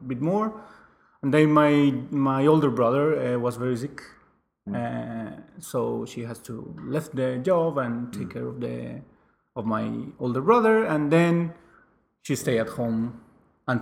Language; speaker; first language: English; non-native, fluent; Spanish